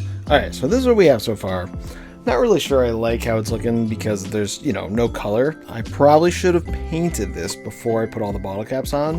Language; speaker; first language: English; native; English